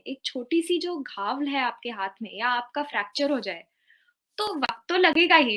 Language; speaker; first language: Hindi; native; Hindi